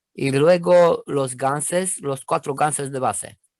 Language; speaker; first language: Spanish; non-native, learner; Romanian